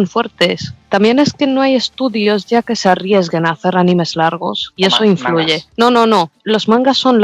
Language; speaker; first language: Spanish; native; Spanish